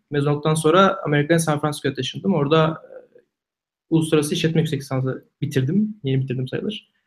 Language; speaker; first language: Turkish; native; Turkish